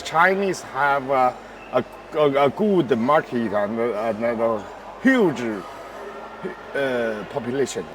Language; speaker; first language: English; non-native, learner; Chinese